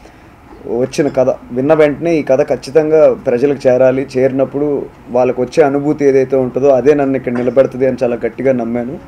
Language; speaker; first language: Telugu; native; Telugu